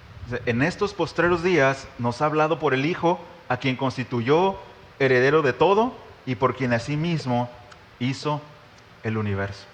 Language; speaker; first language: Spanish; native; Spanish